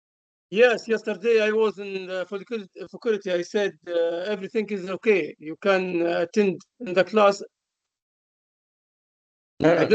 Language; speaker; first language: English; non-native, learner; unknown